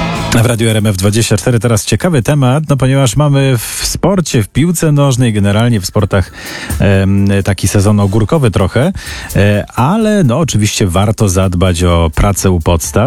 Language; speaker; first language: Polish; native; Polish